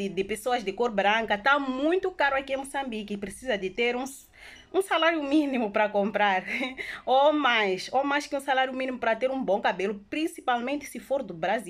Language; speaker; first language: Portuguese; non-native, local second language; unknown